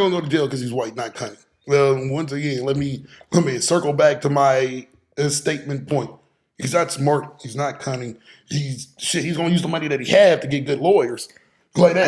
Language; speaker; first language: English; native; English